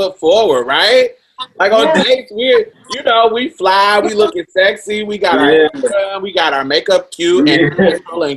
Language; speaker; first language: English; native; English